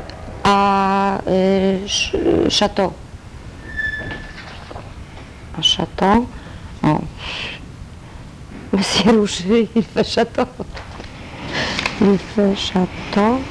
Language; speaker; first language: French; non-native, learner; Polish